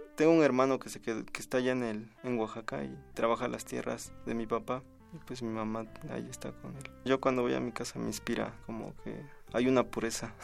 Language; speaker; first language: Spanish; native; Spanish